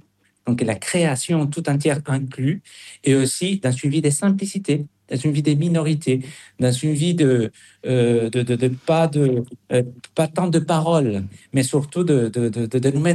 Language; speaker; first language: French; non-native, fluent; Spanish